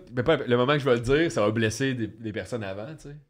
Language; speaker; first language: French; native; French